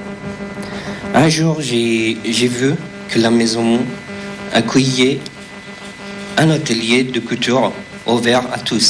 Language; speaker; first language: French; non-native, fluent; Persian